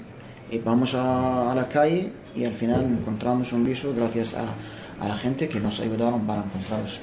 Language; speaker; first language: Spanish; non-native, fluent; Arabic